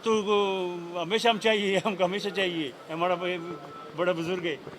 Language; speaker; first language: Hindi; non-native, learner; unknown